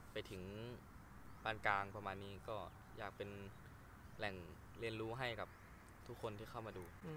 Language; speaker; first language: Thai; native; Thai